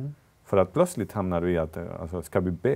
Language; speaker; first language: Swedish; non-native, fluent; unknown